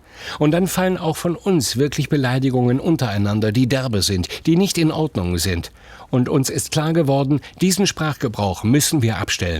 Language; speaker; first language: German; native; German